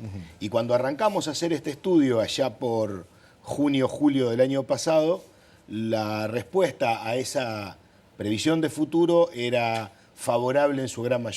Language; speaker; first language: Spanish; native; Spanish